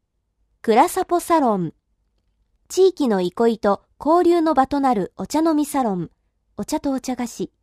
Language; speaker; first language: Japanese; native; Japanese